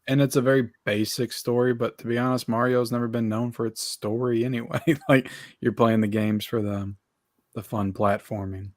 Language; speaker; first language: English; native; English